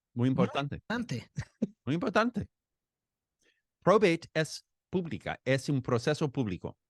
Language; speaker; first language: Spanish; non-native, fluent; English